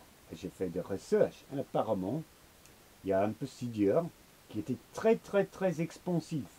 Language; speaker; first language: French; non-native, learner; English